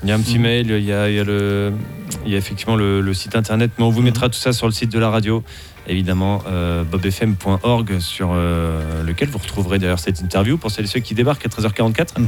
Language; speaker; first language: French; native; French